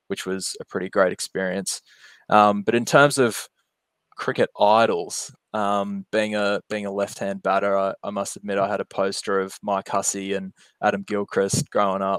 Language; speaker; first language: English; non-native, local second language; Japanese